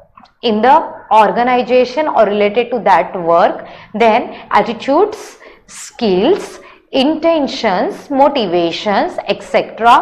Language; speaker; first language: English; non-native, local second language; Hindi